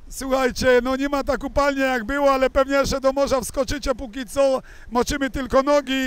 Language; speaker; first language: Polish; native; Polish